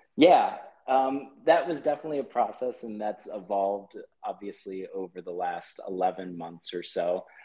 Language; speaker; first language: English; early bilingual, other home language; Filipino